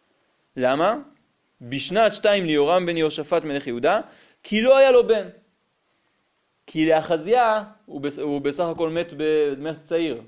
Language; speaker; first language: Hebrew; native; Hebrew